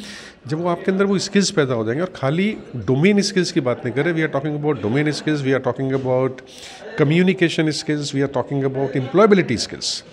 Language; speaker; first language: Hindi; native; Hindi